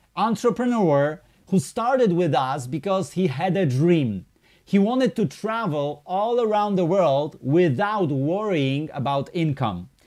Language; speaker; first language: English; non-native, fluent; Polish